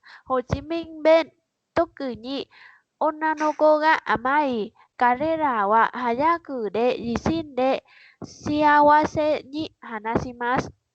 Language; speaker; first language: Japanese; non-native, learner; Vietnamese